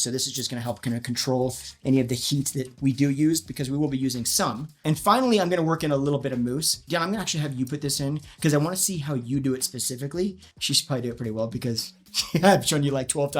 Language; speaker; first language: English; native; English